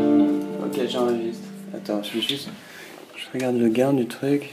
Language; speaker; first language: French; native; French